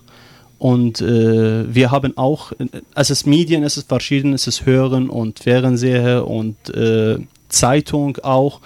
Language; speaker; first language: German; non-native, learner; Arabic